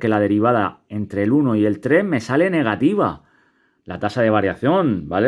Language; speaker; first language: Spanish; native; Spanish